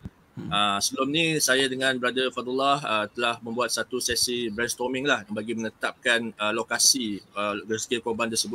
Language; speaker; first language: Malay; native; Malay